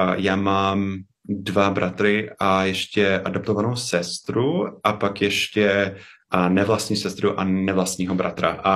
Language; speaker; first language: Czech; non-native, fluent; English